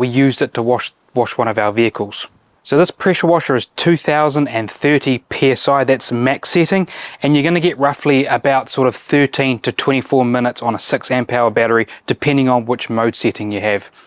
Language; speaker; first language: English; native; English